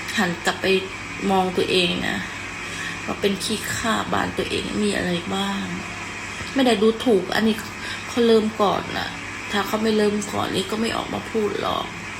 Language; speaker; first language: Thai; non-native, fluent; Khmer